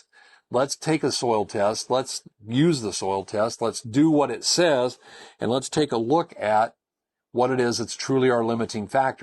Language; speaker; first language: English; native; English